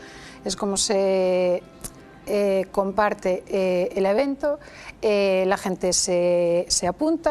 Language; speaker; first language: Spanish; native; Spanish